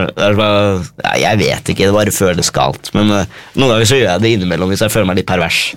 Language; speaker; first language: Norwegian; native; Norwegian